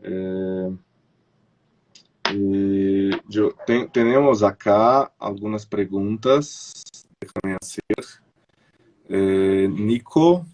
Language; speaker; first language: Spanish; non-native, fluent; Portuguese